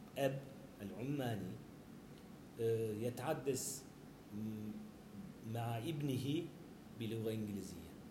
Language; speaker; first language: Arabic; non-native, learner; Turkish